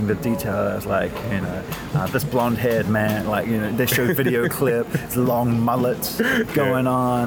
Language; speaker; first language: English; native; English